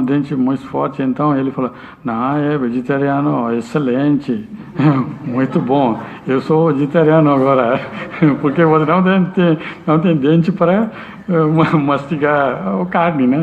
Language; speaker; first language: Portuguese; non-native, learner; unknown